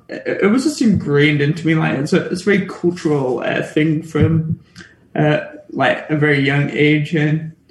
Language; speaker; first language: English; native; English